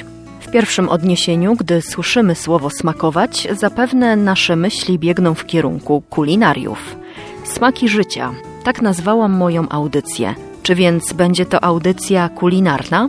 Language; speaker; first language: Polish; native; Polish